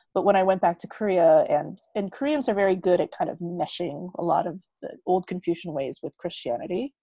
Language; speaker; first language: English; native; English